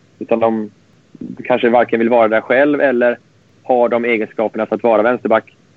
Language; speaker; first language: Swedish; native; Swedish